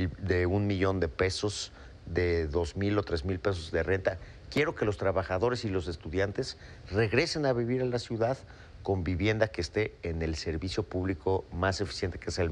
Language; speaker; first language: Spanish; native; Spanish